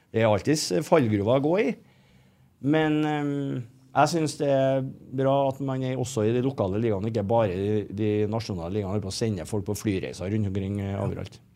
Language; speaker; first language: Norwegian; native; Norwegian